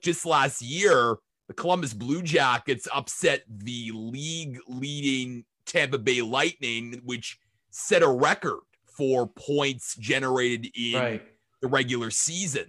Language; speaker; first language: English; native; English